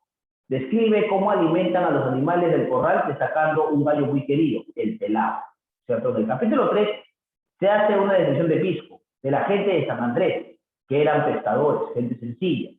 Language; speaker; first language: Spanish; native; Spanish